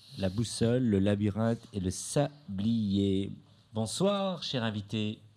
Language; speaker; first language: French; native; French